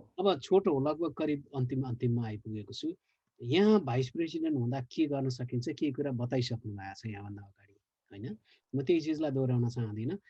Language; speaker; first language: Nepali; native; Nepali